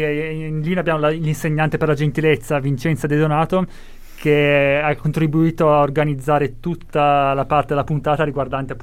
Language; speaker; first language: Italian; native; Italian